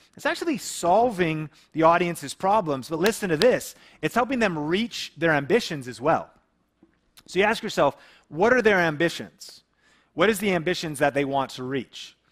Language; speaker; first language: English; native; English